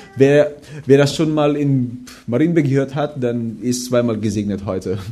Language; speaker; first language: German; non-native, fluent; Filipino